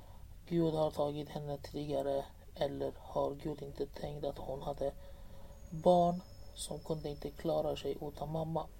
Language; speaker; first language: Swedish; non-native, learner; Persian